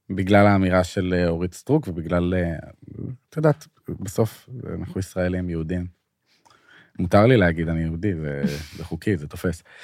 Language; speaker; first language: Hebrew; native; Hebrew